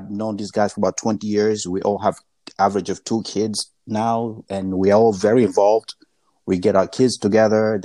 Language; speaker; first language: English; non-native, local second language; Swahili